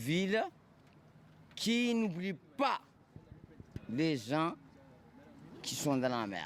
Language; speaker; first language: French; non-native, local second language; Comorian